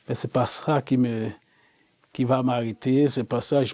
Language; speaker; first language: French; non-native, local second language; Haitian Creole